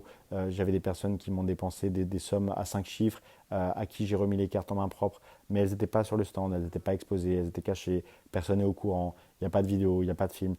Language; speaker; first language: French; native; French